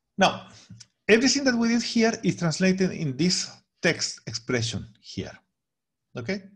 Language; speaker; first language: English; non-native, fluent; Spanish